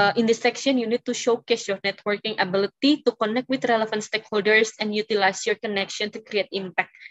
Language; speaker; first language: English; non-native, fluent; Indonesian